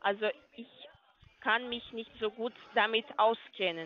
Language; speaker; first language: German; non-native, learner; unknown